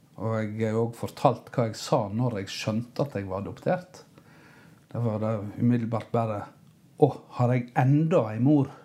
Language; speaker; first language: Norwegian; native; Norwegian